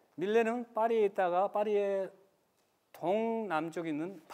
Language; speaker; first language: Korean; native; Korean